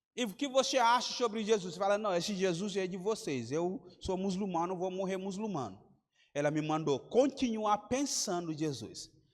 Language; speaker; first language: Portuguese; non-native, fluent; Mandingo